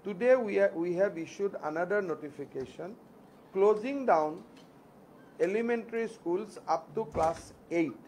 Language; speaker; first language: English; non-native, local second language; Assamese